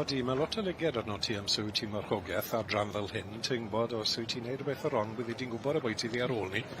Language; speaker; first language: Welsh; native; Welsh